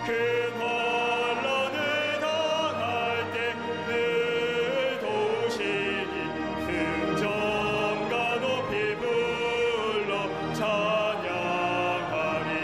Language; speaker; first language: Korean; native; Korean